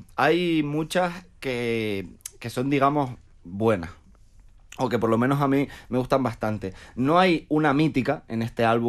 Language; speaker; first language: Spanish; native; Spanish